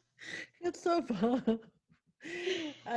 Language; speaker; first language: English; early bilingual, other home language; Spanish